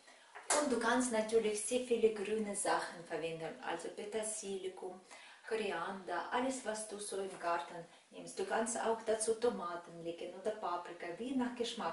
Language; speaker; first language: German; non-native, fluent; Russian